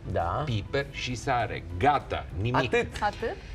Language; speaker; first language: Romanian; non-native, fluent; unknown